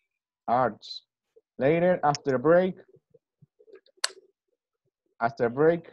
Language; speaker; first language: English; non-native, fluent; Spanish